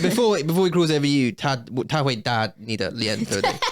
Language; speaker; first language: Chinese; non-native, learner; English